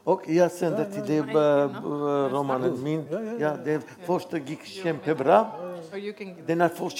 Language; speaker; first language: Swedish; non-native, learner; Armenian